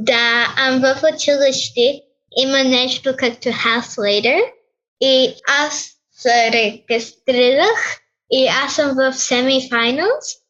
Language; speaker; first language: Bulgarian; early bilingual, heritage; Bulgarian